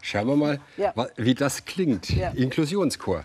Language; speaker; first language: German; native; German